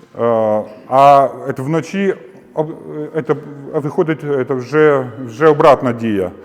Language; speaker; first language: Ukrainian; non-native, local second language; Russian